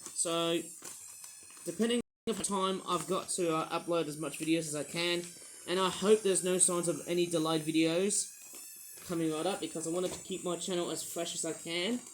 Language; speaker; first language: English; native; English